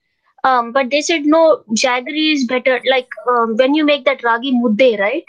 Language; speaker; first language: English; non-native, local second language; Hindi